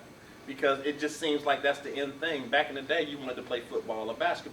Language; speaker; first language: English; native; English